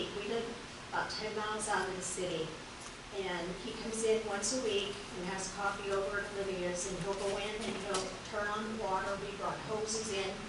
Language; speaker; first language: English; native; English